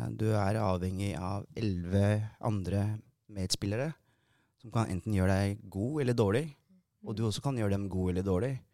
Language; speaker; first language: Norwegian; early bilingual, other home language; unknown